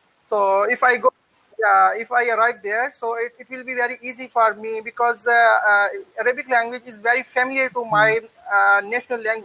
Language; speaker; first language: English; non-native, learner; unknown